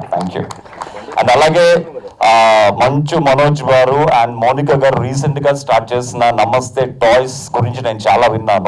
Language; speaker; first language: Telugu; native; Telugu